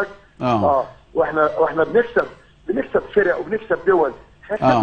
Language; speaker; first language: Arabic; native; Arabic